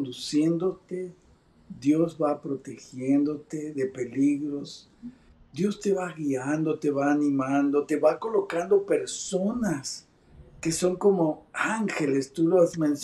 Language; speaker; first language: Spanish; native; Spanish